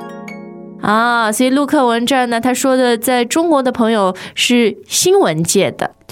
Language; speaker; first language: Chinese; native; Chinese